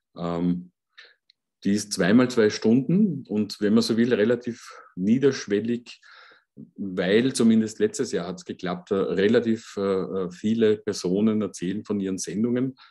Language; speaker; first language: German; native; German